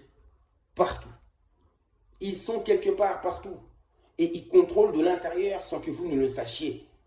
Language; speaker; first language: French; non-native, local second language; Kongo